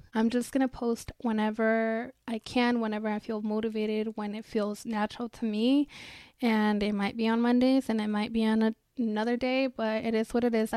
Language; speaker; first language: English; early bilingual, other home language; Spanish